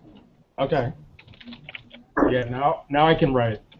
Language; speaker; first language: English; native; English